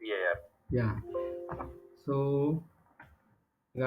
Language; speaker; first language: English; non-native, local second language; Telugu